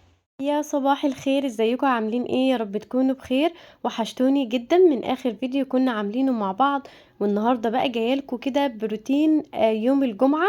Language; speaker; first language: Arabic; native; Arabic